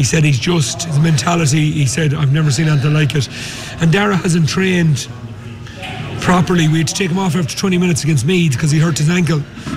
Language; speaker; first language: English; native; English